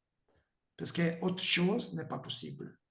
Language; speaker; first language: French; non-native, learner; Italian